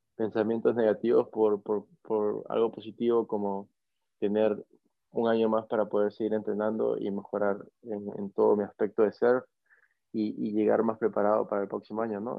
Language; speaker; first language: Spanish; native; Spanish